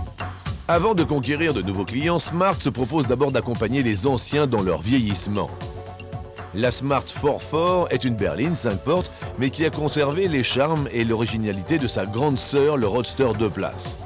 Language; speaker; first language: French; native; French